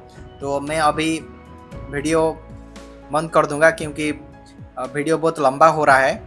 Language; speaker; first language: Hindi; non-native, local second language; Odia